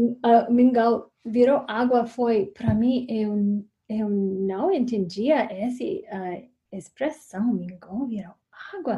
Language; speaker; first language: Portuguese; non-native, fluent; English